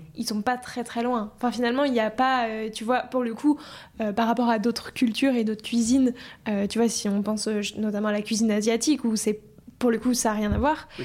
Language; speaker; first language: French; native; French